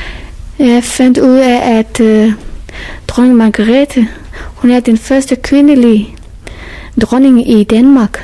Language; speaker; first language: Danish; non-native, fluent; Persian